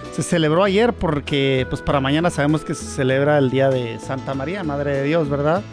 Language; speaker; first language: Spanish; native; Spanish